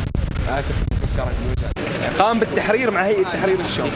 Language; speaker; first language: Arabic; native; Arabic